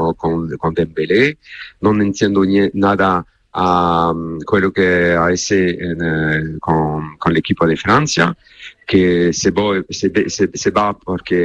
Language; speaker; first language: Spanish; non-native, learner; French